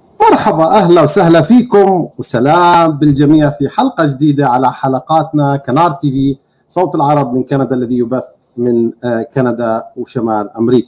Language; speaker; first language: Arabic; native; Arabic